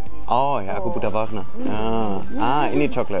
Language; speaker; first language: Indonesian; non-native, fluent; German